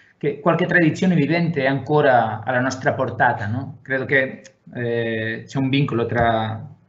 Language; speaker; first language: Italian; non-native, fluent; Catalan